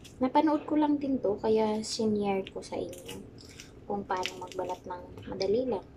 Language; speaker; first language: Filipino; non-native, local second language; Cebuano